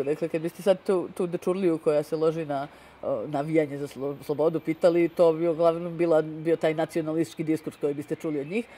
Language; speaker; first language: Serbian; native; Serbian